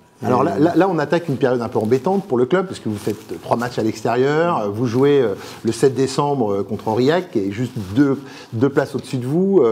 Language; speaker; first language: French; native; French